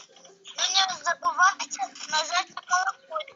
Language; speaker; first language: Russian; non-native, local second language; Kyrgyz